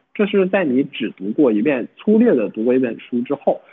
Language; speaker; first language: Chinese; native; Chinese